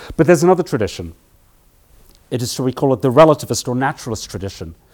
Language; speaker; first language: English; native; English